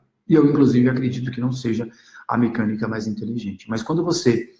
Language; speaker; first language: Portuguese; native; Portuguese